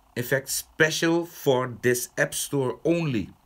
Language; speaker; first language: English; non-native, fluent; Dutch